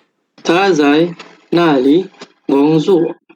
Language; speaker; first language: Chinese; non-native, learner; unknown